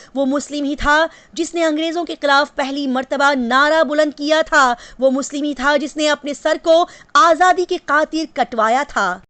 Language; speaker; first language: Urdu; native; Urdu